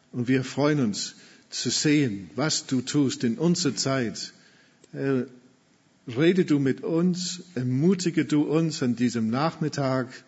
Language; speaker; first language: German; non-native, fluent; English